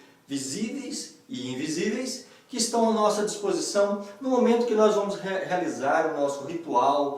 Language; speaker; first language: Portuguese; native; Portuguese